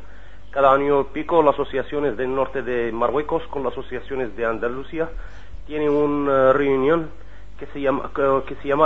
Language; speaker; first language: Spanish; non-native, learner; Arabic